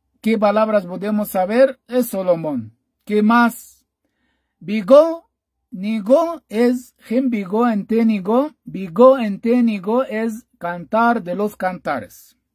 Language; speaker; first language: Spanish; non-native, fluent; Arabic